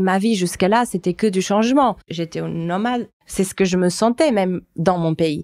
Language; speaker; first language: French; non-native, fluent; Portuguese